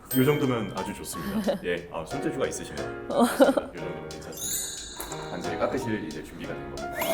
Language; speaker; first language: Korean; native; Korean